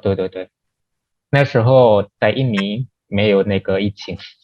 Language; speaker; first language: Chinese; non-native, fluent; Indonesian